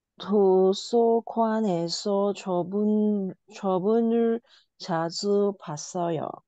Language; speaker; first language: Korean; non-native, learner; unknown